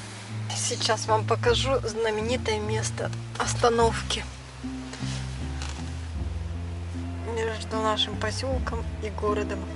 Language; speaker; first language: Russian; native; Russian